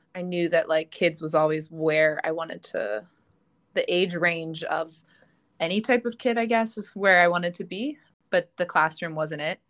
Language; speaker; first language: English; native; English